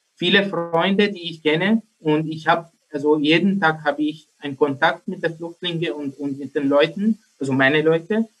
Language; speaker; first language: German; non-native, learner; Arabic